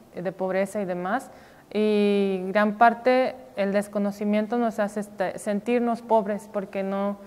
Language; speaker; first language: Spanish; non-native, local second language; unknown